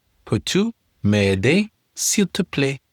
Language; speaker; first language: French; non-native, learner; English